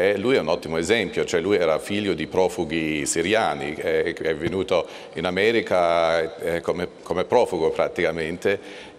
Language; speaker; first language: Italian; non-native, fluent; German